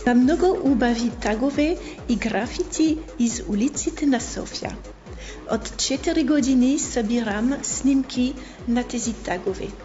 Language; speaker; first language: Bulgarian; non-native, fluent; French